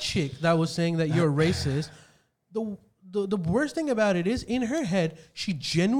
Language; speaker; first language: English; non-native, local second language; Urdu